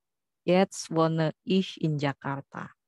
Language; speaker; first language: German; non-native, learner; Indonesian